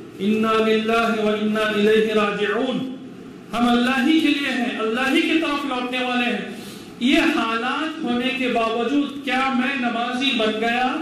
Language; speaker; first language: Urdu; native; Urdu